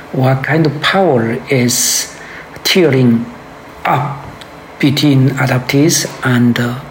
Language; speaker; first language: English; early bilingual, other home language; Korean